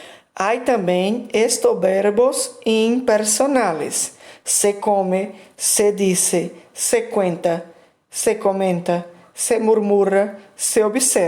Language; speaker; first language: Spanish; non-native, fluent; Portuguese